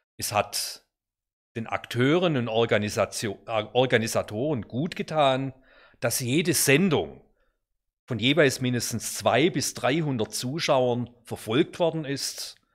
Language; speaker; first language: German; native; German